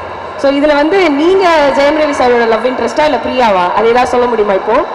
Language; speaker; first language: Tamil; native; Tamil